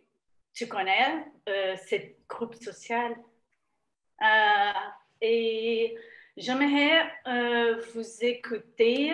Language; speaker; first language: French; non-native, learner; Portuguese